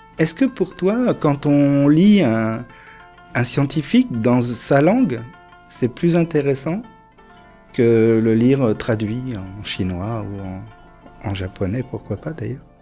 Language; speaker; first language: French; native; French